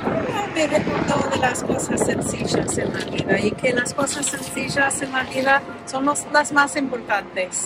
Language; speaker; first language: Spanish; non-native, fluent; English